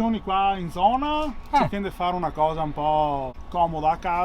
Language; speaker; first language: Italian; native; Italian